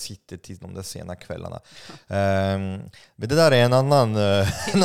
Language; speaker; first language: Swedish; non-native, fluent; French